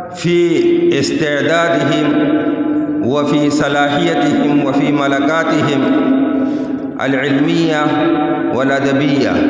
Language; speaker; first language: Arabic; non-native, fluent; Urdu